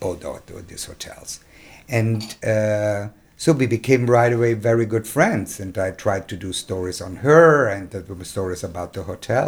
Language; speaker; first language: English; non-native, fluent; German